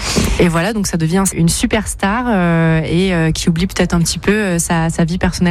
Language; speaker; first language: French; native; French